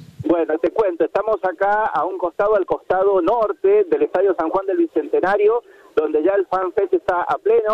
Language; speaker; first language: Spanish; native; Spanish